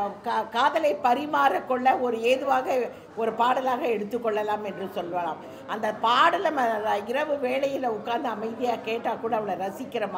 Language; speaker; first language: Tamil; native; Tamil